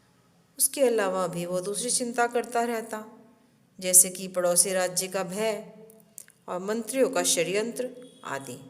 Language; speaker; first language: Hindi; native; Hindi